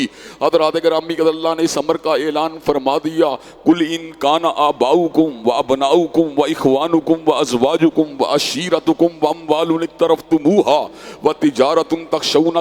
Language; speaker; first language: Urdu; native; Urdu